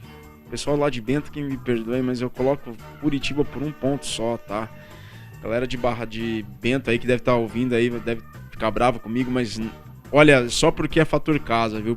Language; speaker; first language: Portuguese; native; Portuguese